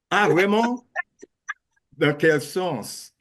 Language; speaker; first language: French; non-native, local second language; Haitian Creole